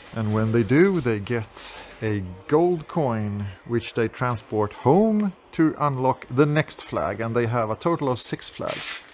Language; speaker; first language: English; non-native, fluent; Swedish